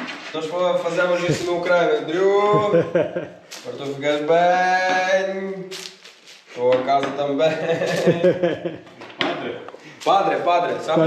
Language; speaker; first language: Portuguese; non-native, learner; Ukrainian